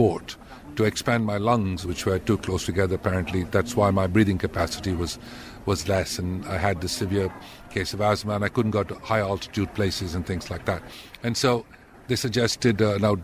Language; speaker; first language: English; non-native, local second language; Tamil